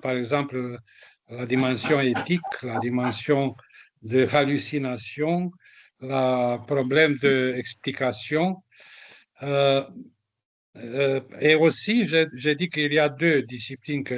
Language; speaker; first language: French; non-native, fluent; Romanian